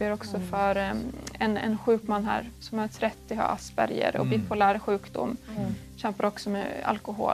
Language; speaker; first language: Swedish; native; Swedish